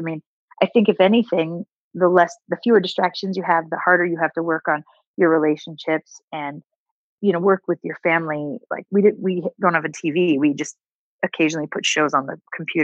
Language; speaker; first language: English; native; English